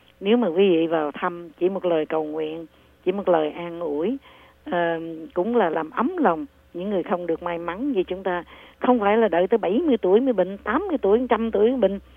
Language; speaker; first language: Vietnamese; native; Vietnamese